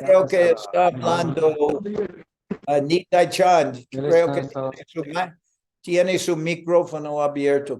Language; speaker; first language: Spanish; non-native, fluent; English